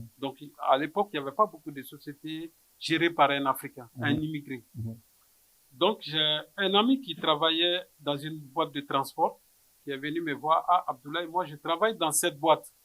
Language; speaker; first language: French; non-native, local second language; Bambara